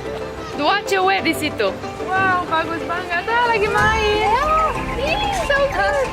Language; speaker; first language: Indonesian; non-native, fluent; Romanian